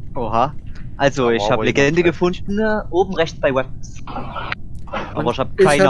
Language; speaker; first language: German; native; German